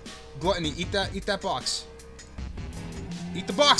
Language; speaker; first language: English; native; English